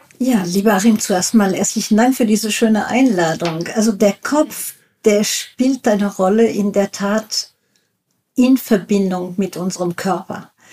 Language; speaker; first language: German; non-native, fluent; French